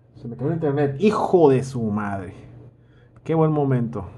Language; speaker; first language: Spanish; native; Spanish